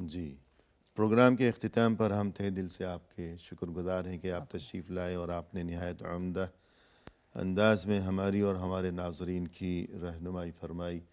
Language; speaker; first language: Urdu; native; Urdu